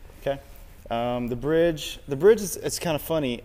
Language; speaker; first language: English; native; English